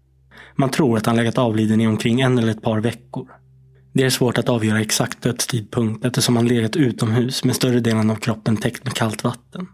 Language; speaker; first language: Swedish; native; Swedish